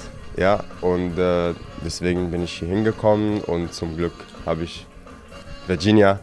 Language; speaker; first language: German; non-native, fluent; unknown